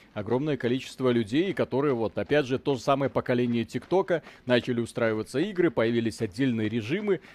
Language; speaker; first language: Russian; native; Russian